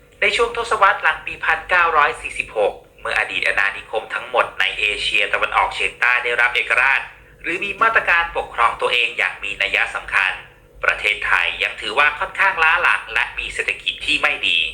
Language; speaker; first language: Thai; native; Thai